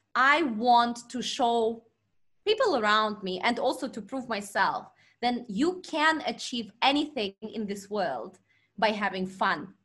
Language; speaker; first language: English; non-native, fluent; Russian